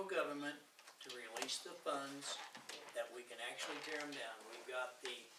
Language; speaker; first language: English; native; English